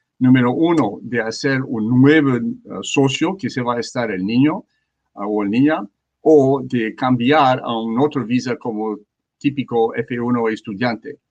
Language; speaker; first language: Spanish; non-native, learner; French